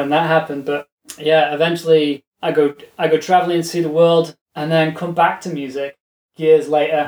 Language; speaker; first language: English; native; English